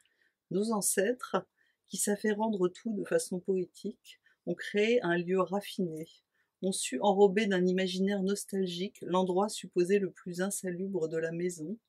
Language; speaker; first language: French; native; French